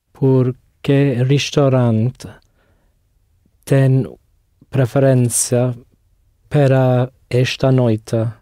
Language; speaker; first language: Portuguese; non-native, learner; English